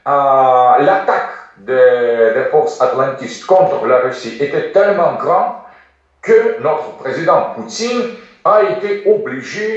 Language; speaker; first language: French; non-native, fluent; Russian